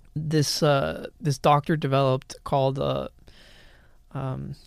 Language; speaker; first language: English; early bilingual, other home language; Spanish